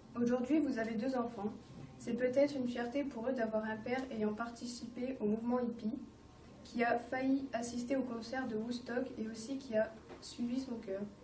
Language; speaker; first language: French; native; French